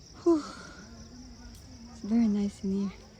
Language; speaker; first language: English; non-native, learner; Cebuano